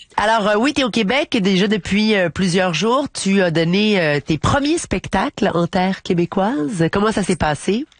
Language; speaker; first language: French; native; French